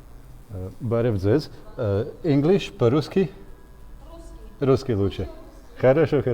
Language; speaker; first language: Russian; non-native, fluent; Latvian